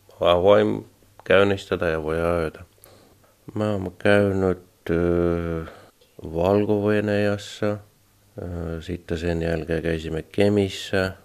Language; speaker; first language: Finnish; non-native, learner; Estonian